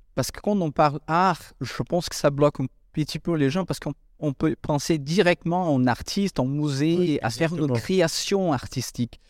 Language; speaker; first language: French; non-native, fluent; Portuguese